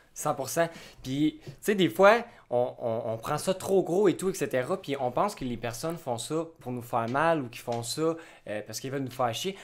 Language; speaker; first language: French; native; French